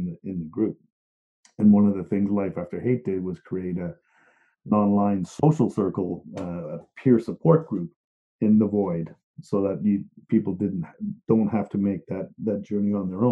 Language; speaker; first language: English; native; English